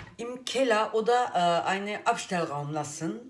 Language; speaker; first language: German; non-native, learner; Turkish